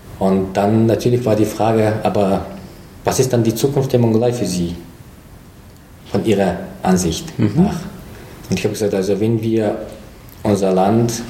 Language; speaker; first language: German; non-native, fluent; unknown